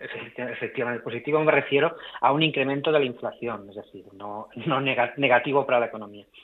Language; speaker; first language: Spanish; native; Spanish